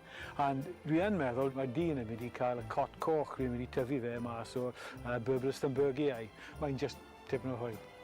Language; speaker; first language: Welsh; non-native, local second language; English